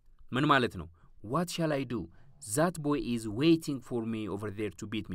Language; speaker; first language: English; non-native, local second language; Amharic